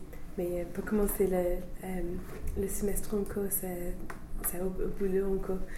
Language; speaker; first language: French; non-native, fluent; English